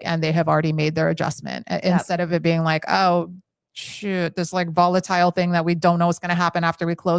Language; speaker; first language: English; native; English